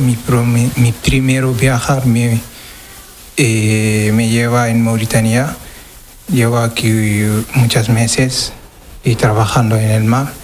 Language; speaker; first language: Spanish; non-native, learner; Wolof